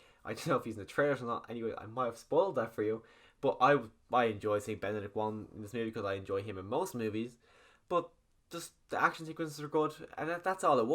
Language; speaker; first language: English; native; English